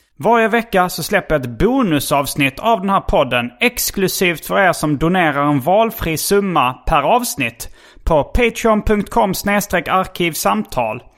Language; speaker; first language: Swedish; native; Swedish